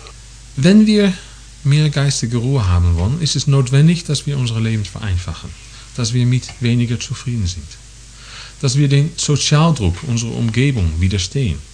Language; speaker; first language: German; non-native, fluent; English